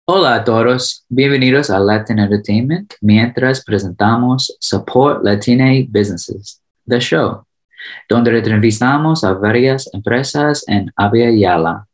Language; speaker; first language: Spanish; early bilingual, heritage; English